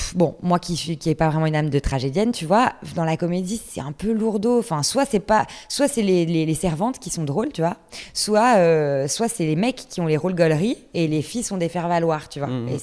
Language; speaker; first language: French; native; French